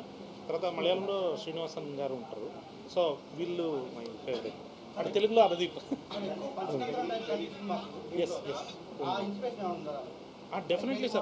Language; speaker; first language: Telugu; native; Telugu